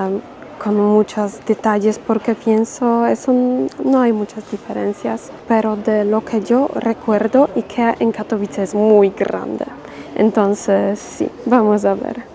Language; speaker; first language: Spanish; non-native, fluent; Polish